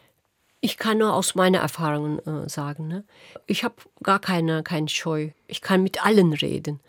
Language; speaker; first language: German; non-native, local second language; Turkish